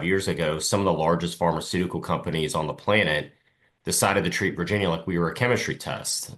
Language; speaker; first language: English; native; English